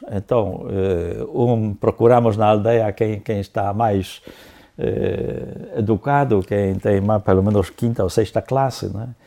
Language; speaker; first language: Portuguese; non-native, fluent; Polish